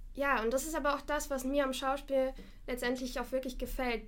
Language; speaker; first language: German; non-native, fluent; Russian